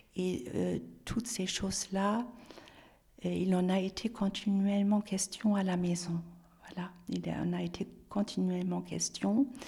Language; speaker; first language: French; non-native, fluent; German